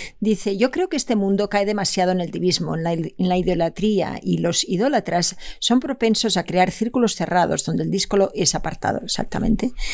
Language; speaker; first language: Spanish; native; Spanish